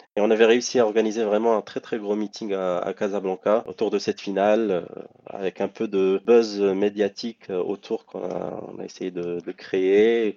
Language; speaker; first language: French; non-native, local second language; Arabic